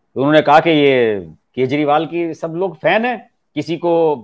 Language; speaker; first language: Hindi; native; Hindi